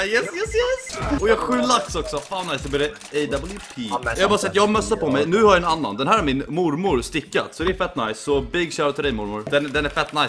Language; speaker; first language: Swedish; native; Swedish